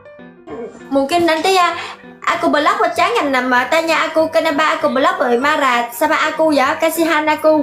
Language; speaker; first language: Indonesian; non-native, learner; Vietnamese